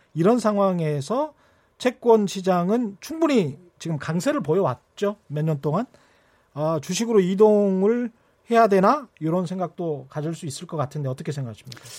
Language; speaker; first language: Korean; native; Korean